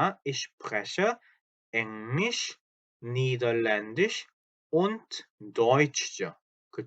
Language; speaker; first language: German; non-native, fluent; Korean